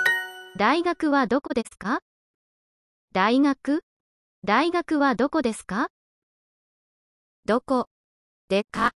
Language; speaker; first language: Japanese; non-native, learner; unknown